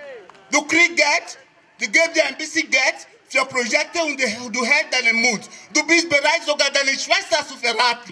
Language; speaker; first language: German; non-native, fluent; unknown